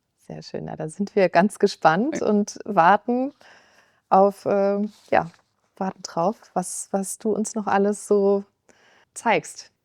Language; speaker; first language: German; native; German